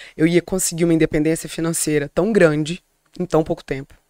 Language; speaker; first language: Portuguese; native; Portuguese